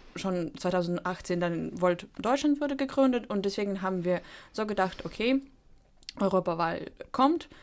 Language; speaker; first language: German; non-native, fluent; Ukrainian